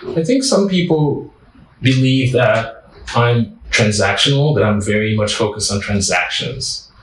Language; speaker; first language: English; non-native, fluent; French